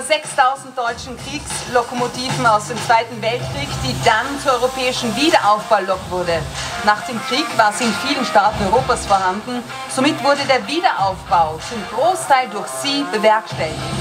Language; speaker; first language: German; native; German